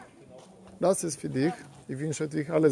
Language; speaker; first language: German; non-native, learner; Polish